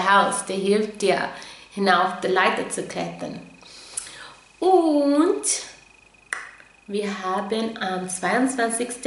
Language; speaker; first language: German; non-native, fluent; English